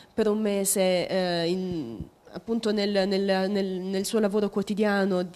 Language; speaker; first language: Italian; native; Italian